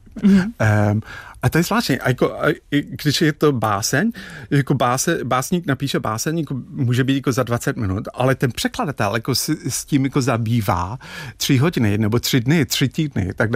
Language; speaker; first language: Czech; non-native, fluent; English